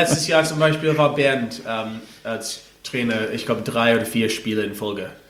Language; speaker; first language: German; non-native, fluent; English